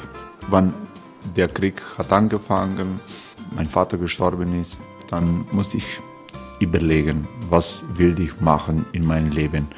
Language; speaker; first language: German; non-native, fluent; Croatian